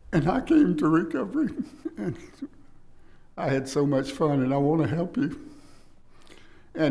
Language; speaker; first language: English; native; English